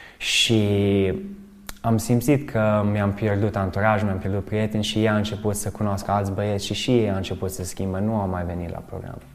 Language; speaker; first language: Romanian; early bilingual, other home language; English